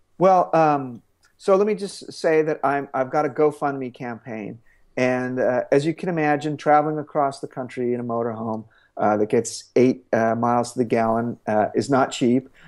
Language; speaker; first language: English; native; English